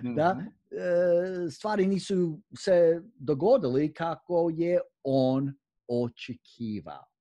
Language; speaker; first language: Croatian; early bilingual, heritage; Croatian